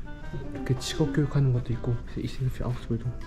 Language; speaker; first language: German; non-native, learner; Korean